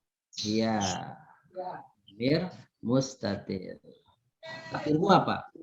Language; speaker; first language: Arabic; non-native, fluent; Indonesian